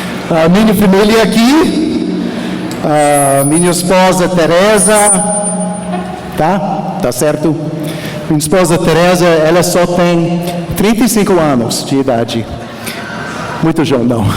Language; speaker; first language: Portuguese; non-native, learner; English